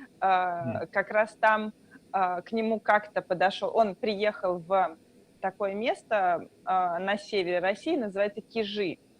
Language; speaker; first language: Russian; native; Russian